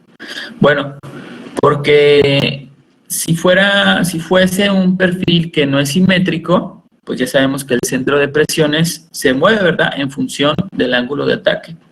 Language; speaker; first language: Spanish; native; Spanish